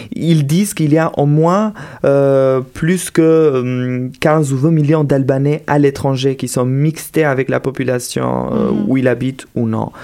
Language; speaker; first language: French; non-native, fluent; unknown